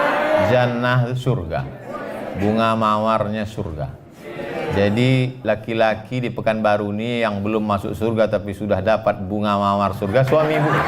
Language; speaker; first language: Indonesian; native; Indonesian